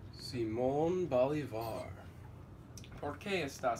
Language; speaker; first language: Spanish; non-native, learner; English